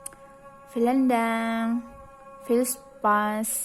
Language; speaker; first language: German; non-native, fluent; Indonesian